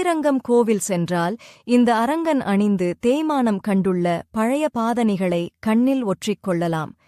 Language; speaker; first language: Tamil; native; Tamil